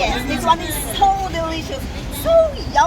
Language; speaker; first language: English; non-native, learner; Filipino